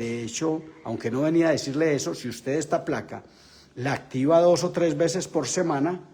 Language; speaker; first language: Spanish; native; Spanish